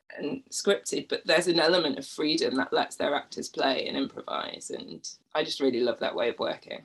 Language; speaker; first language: English; native; English